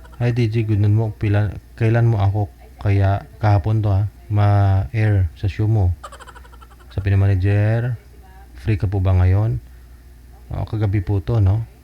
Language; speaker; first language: Filipino; native; Filipino